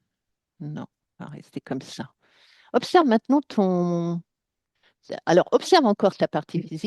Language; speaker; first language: French; native; French